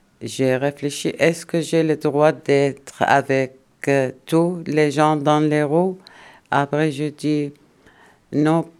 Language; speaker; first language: French; non-native, learner; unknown